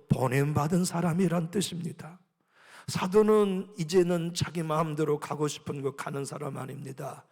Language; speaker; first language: Korean; native; Korean